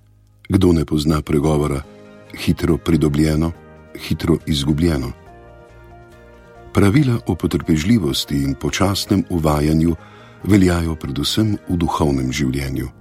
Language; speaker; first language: Slovenian; native; Slovenian